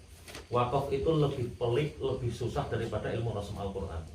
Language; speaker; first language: Indonesian; non-native, local second language; Javanese